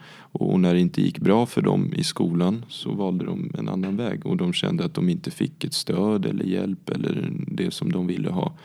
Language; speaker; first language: Swedish; early bilingual, other home language; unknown